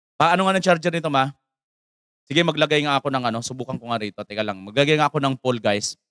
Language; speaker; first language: Filipino; native; Filipino